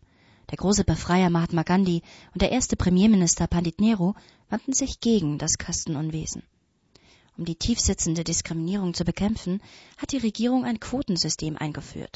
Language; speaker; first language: German; native; German